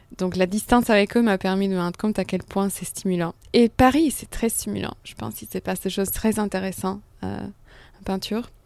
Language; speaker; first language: French; non-native, fluent; Italian